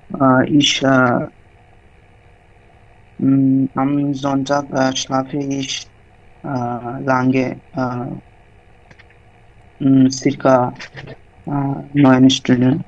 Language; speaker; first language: German; non-native, learner; Bangla